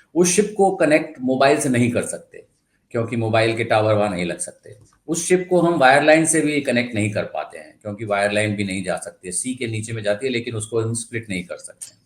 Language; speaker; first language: Hindi; non-native, local second language; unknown